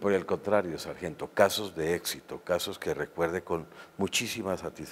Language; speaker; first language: Spanish; native; Spanish